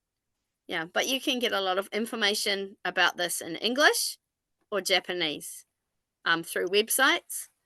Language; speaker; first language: English; non-native, fluent; Japanese